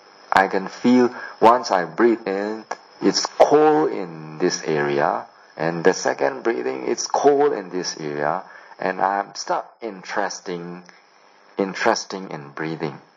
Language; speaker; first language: English; non-native, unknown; Burmese